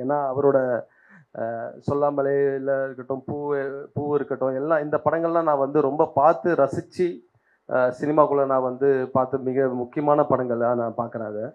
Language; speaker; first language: Tamil; native; Tamil